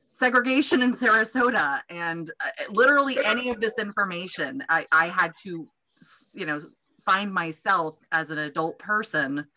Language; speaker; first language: English; native; English